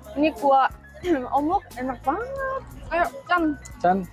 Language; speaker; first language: Indonesian; early bilingual, heritage; Indonesian